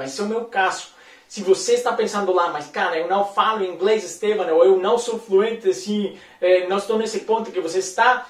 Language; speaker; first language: Portuguese; non-native, fluent; Spanish